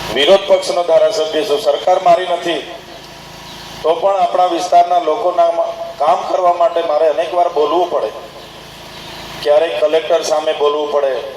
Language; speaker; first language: Gujarati; non-native, local second language; Vasavi